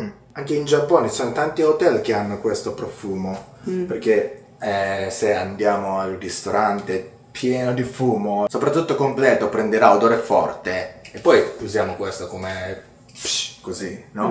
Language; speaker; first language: Italian; non-native, learner; Japanese